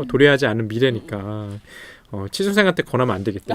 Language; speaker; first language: Korean; native; Korean